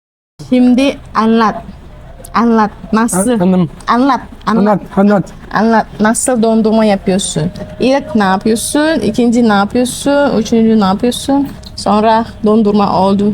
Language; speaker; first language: Turkish; non-native, learner; Indonesian